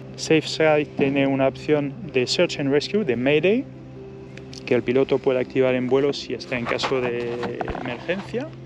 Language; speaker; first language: Spanish; non-native, fluent; French